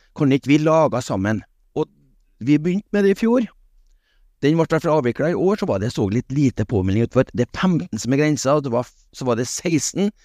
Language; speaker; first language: Norwegian; native; Norwegian